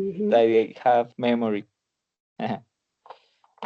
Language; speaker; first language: English; non-native, learner; Spanish